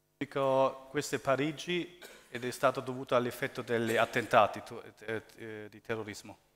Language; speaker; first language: Italian; early bilingual, heritage; German